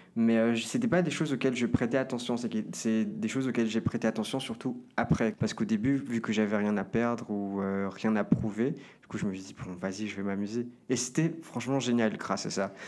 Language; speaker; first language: French; non-native, fluent; Portuguese